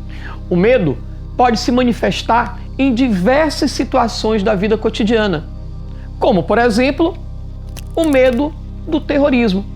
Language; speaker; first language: Portuguese; native; Portuguese